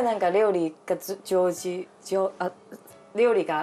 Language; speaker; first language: Japanese; non-native, learner; Cantonese